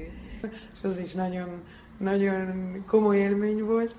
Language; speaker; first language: Hungarian; early bilingual, heritage; Hungarian